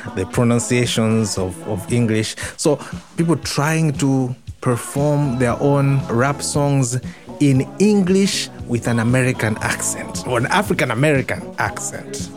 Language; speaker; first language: English; non-native, local second language; Nyanja